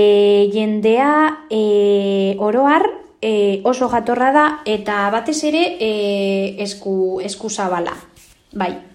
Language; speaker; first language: Basque; non-native, local second language; Spanish